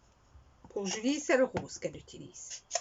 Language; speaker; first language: French; native; French